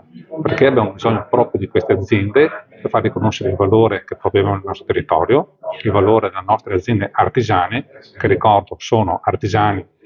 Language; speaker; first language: Italian; native; Italian